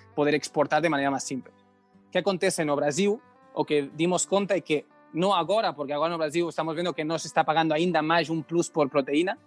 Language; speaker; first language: Portuguese; non-native, learner; Catalan